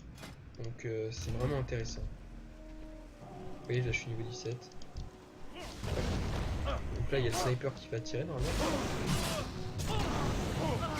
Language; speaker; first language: French; native; French